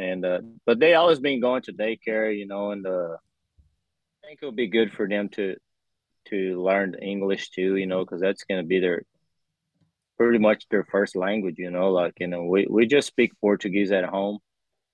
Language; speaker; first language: English; non-native, fluent; Portuguese